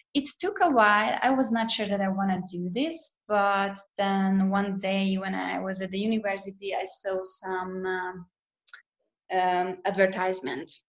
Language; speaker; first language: English; non-native, fluent; Hungarian